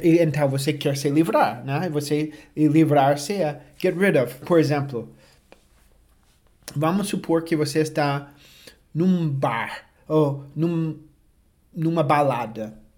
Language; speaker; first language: Portuguese; non-native, fluent; English